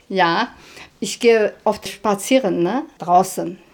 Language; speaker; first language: German; non-native, learner; Chinese